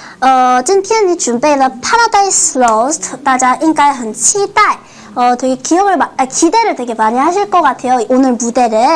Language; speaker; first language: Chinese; non-native, learner; Korean